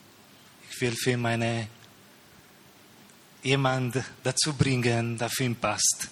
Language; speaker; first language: German; non-native, learner; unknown